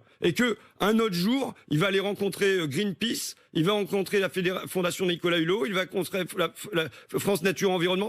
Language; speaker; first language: French; native; French